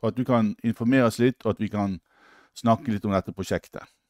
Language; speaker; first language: Norwegian; native; Norwegian